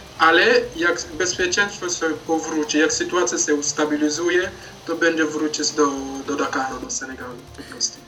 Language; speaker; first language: Polish; non-native, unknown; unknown